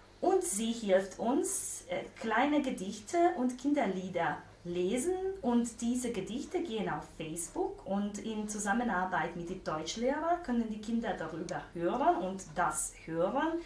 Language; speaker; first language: German; non-native, fluent; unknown